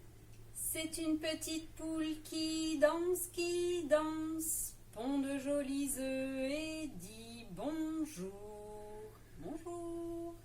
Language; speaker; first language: French; native; French